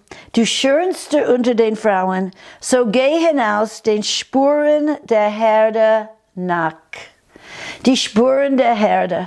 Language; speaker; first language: German; non-native, fluent; English